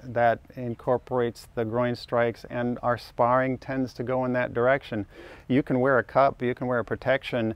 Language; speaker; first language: English; native; English